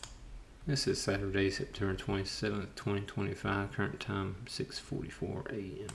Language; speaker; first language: English; native; English